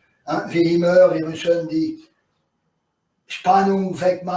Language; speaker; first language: German; non-native, learner; French